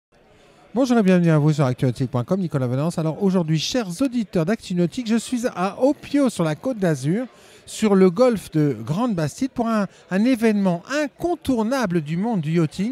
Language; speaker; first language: French; native; French